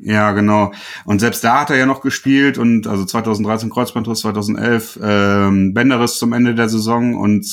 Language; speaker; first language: German; native; German